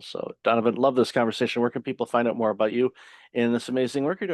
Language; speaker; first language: English; native; English